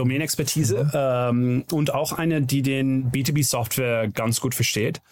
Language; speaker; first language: German; non-native, learner; Dutch